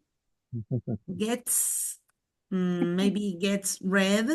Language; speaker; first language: English; non-native, fluent; Spanish